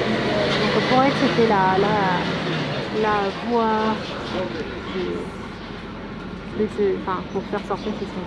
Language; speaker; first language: French; non-native, fluent; Spanish